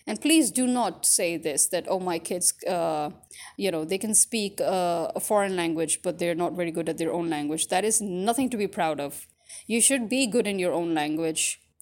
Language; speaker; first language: English; early bilingual, other home language; Urdu